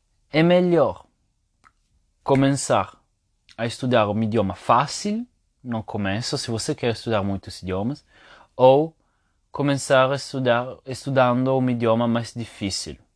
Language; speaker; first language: Portuguese; non-native, fluent; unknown